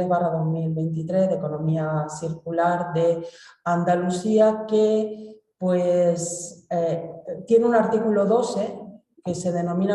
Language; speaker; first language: Spanish; native; Spanish